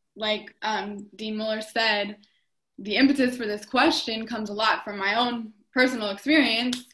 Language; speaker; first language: English; native; English